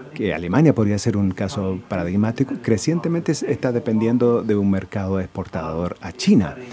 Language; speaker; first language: Spanish; non-native, fluent; English